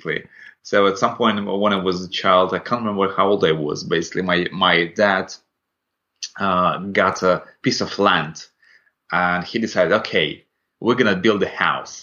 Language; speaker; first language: English; non-native, fluent; Russian